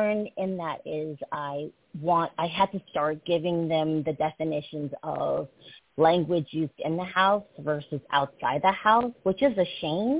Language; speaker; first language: English; early bilingual, other home language; Chinese